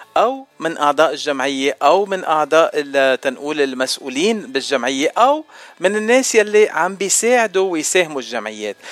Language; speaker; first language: Arabic; native; Arabic